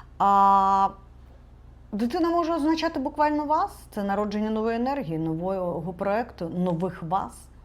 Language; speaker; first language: Ukrainian; non-native, local second language; Russian